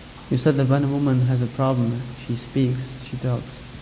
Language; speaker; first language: English; non-native, fluent; Czech